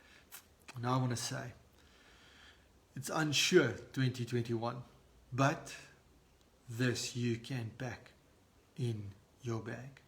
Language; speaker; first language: English; non-native, local second language; Afrikaans